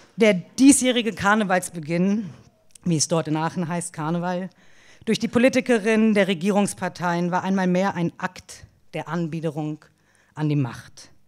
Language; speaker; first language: German; native; German